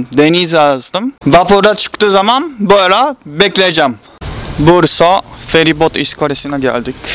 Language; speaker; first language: Turkish; non-native, learner; Japanese